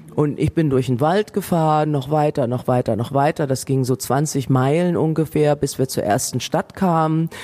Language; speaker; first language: German; native; German